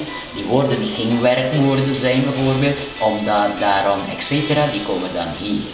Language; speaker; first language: Dutch; non-native, local second language; Papiamento